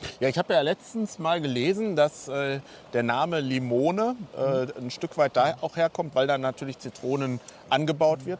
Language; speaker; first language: German; native; German